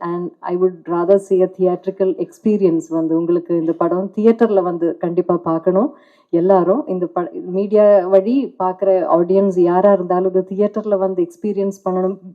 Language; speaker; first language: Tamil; non-native, fluent; Malayalam